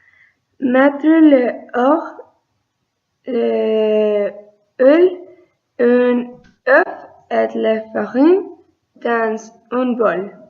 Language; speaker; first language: French; non-native, learner; Spanish